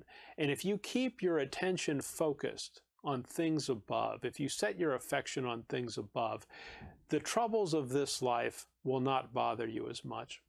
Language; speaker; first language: English; native; English